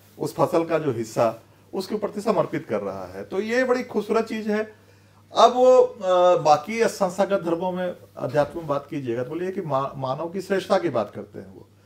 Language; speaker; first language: Hindi; native; Hindi